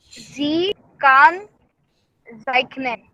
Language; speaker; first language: German; non-native, learner; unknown